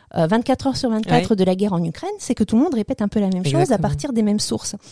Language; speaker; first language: French; early bilingual, other home language; Russian